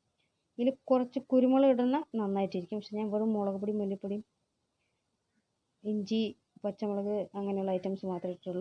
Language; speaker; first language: Malayalam; native; Malayalam